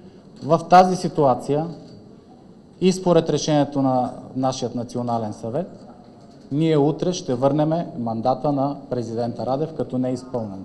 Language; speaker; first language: Bulgarian; native; Bulgarian